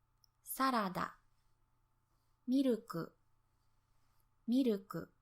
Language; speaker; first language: Japanese; native; Japanese